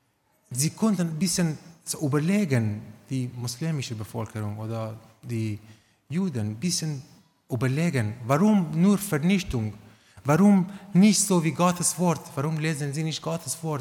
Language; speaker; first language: German; non-native, learner; Romanian